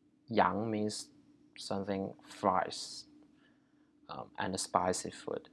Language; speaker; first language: English; non-native, learner; Chinese